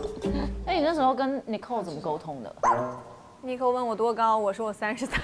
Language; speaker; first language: Chinese; native; Chinese